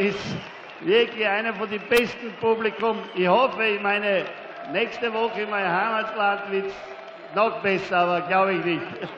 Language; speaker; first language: German; non-native, fluent; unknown